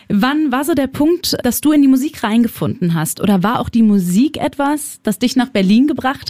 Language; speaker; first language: German; native; German